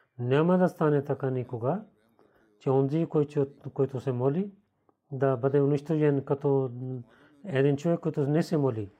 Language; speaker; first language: Bulgarian; non-native, learner; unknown